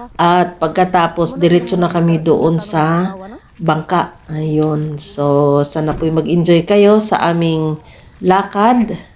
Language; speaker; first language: Filipino; non-native, local second language; Cebuano